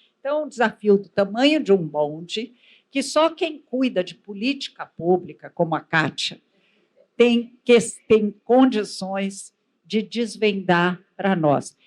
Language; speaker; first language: Portuguese; native; Portuguese